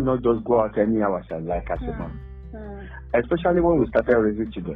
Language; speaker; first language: English; non-native, local second language; Yoruba